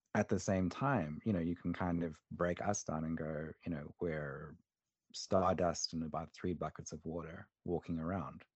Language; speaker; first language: English; native; English